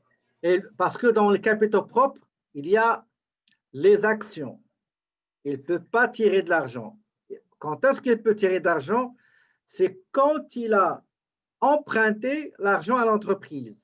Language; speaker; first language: French; native; French